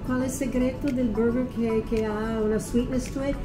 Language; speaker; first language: Italian; non-native, fluent; English